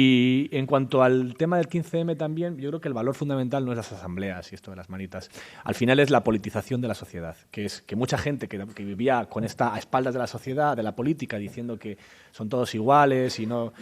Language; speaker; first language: Spanish; native; Spanish